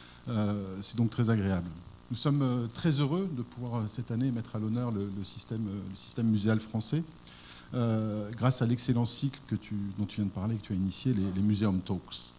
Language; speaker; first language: French; native; French